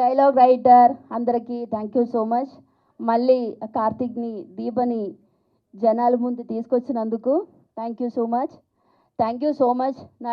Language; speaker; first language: Telugu; non-native, learner; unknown